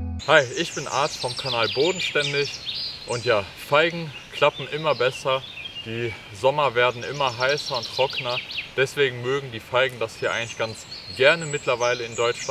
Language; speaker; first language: German; native; German